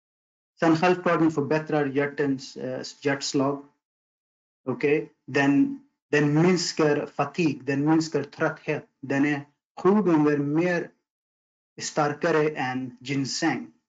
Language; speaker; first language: Swedish; non-native, fluent; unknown